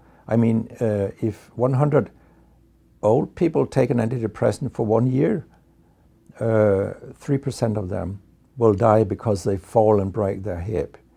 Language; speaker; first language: English; non-native, fluent; Danish